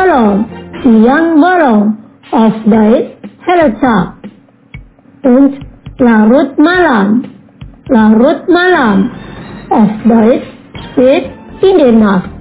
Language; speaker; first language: German; non-native, learner; Indonesian